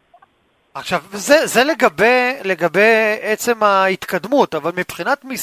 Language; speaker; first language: Hebrew; native; Hebrew